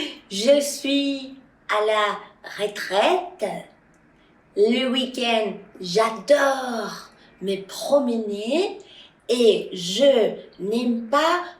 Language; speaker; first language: French; non-native, fluent; Spanish